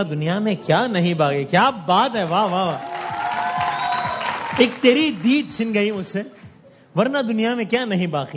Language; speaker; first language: Urdu; native; Urdu